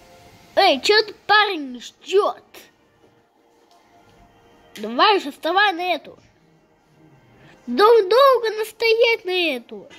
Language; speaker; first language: Russian; early bilingual, heritage; Russian